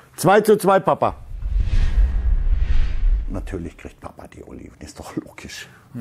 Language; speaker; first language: German; native; German